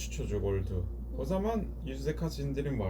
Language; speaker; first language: Turkish; non-native, learner; Korean